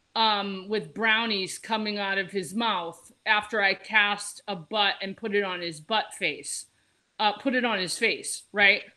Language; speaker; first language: English; native; English